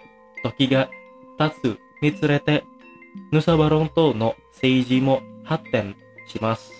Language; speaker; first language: Japanese; non-native, fluent; Indonesian